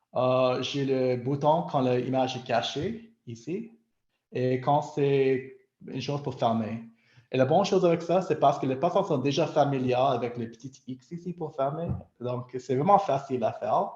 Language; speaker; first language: French; non-native, local second language; English